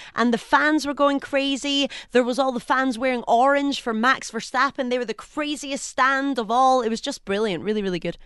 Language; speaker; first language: English; native; English